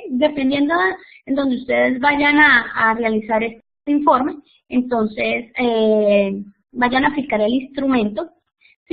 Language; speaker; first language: Spanish; native; Spanish